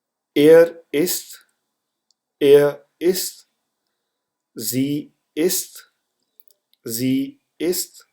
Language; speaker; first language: German; non-native, learner; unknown